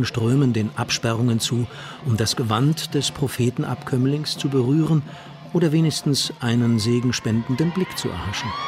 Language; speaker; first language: German; native; German